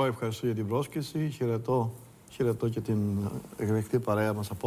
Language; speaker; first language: Greek; native; Greek